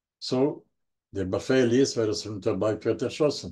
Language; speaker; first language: German; non-native, learner; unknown